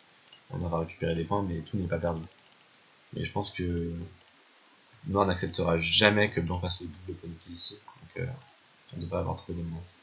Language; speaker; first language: French; native; French